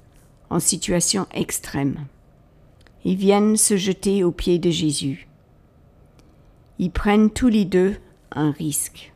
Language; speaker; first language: French; native; French